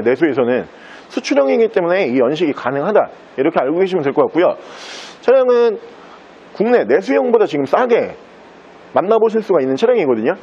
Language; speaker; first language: Korean; native; Korean